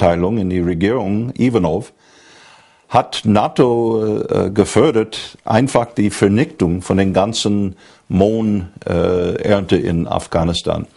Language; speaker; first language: German; non-native, fluent; English